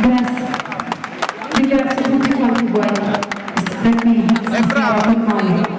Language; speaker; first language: Italian; non-native, fluent; Wolof